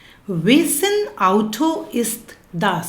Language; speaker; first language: German; non-native, fluent; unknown